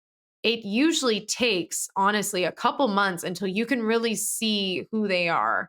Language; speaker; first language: English; native; English